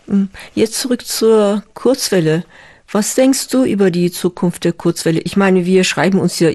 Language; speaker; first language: German; non-native, fluent; Turkish